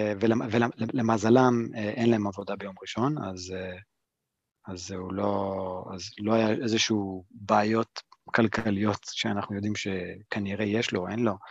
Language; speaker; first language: Hebrew; early bilingual, other home language; English